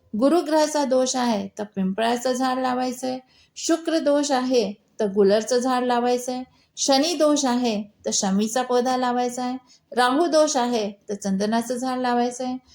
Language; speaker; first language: Marathi; non-native, local second language; Hindi